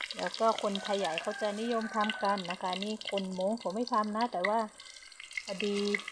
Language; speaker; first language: Thai; non-native, local second language; Hmong